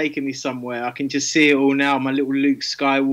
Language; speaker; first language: English; native; English